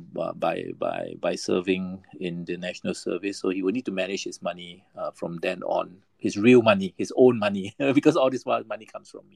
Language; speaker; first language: English; non-native, local second language; Malay